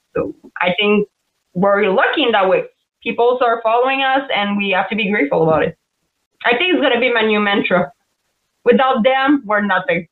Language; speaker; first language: English; non-native, fluent; French